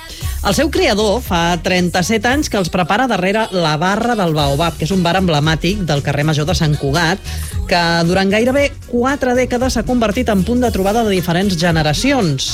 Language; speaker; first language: Catalan; native; Catalan